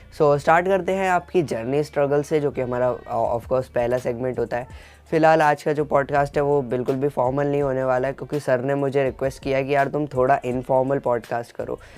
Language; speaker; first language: Hindi; native; Hindi